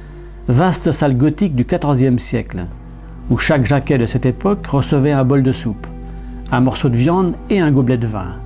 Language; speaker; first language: French; native; French